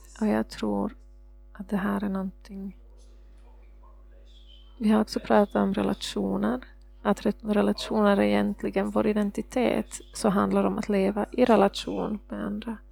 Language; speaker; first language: Swedish; non-native, fluent; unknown